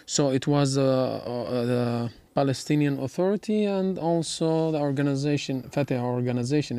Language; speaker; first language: English; non-native, learner; Arabic